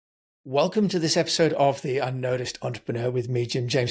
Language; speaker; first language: English; native; English